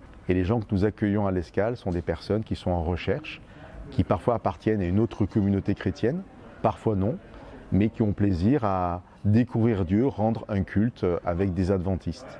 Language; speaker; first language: French; native; French